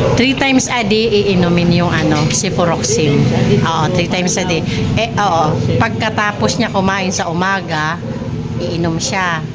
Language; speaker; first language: Filipino; non-native, local second language; Waray